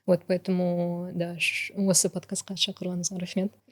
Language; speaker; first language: Kazakh; non-native, local second language; Russian